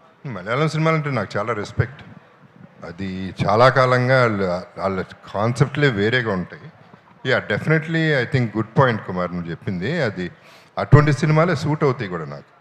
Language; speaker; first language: Telugu; native; Telugu